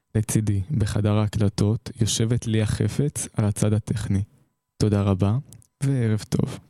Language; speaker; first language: Hebrew; native; Hebrew